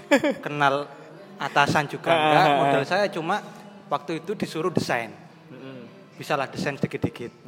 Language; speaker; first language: Indonesian; non-native, local second language; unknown